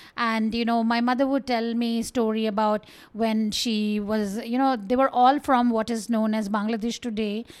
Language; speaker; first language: English; non-native, local second language; Bangla